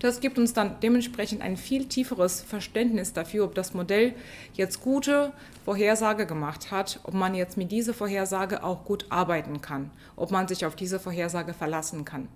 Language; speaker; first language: German; non-native, fluent; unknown